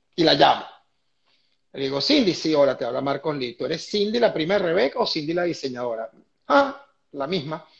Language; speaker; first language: Spanish; native; Spanish